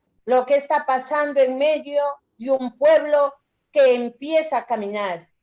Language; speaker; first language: Spanish; native; Spanish